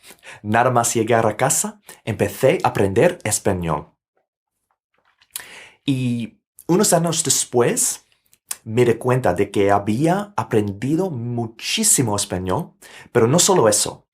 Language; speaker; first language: Spanish; non-native, fluent; English